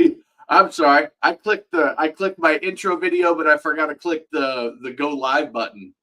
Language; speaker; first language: English; native; English